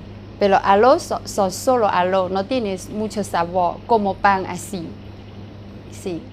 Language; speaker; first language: Spanish; non-native, learner; Chinese